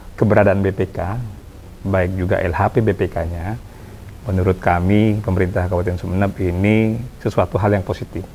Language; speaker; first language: Indonesian; non-native, local second language; Madurese